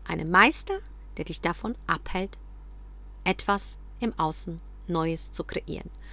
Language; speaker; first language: German; early bilingual, other home language; Polish